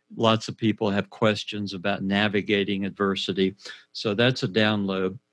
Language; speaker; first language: English; native; English